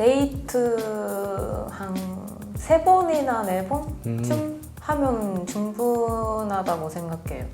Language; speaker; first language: Korean; non-native, fluent; Japanese